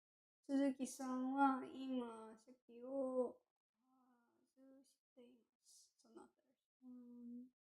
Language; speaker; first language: Japanese; non-native, learner; English